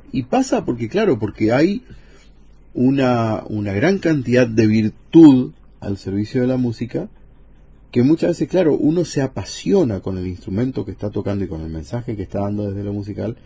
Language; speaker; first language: Spanish; native; Spanish